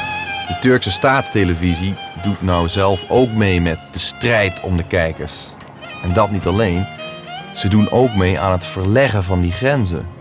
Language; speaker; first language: Dutch; native; Dutch